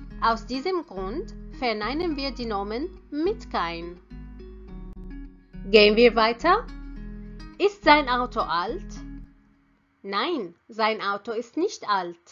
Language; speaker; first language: German; non-native, fluent; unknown